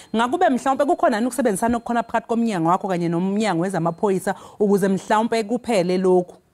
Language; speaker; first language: Zulu; non-native, local second language; Xhosa